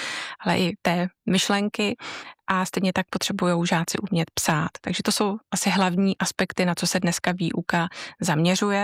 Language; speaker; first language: Czech; native; Czech